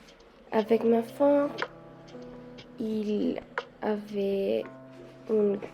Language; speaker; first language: French; non-native, learner; Spanish